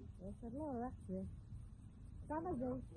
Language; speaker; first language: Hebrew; non-native, learner; Filipino